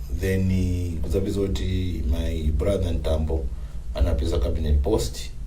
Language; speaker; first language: Nyanja; non-native, local second language; Tumbuka